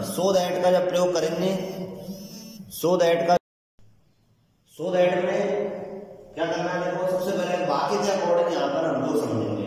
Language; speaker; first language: Hindi; native; Hindi